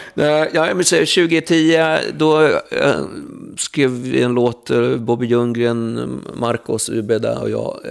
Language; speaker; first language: Swedish; native; Swedish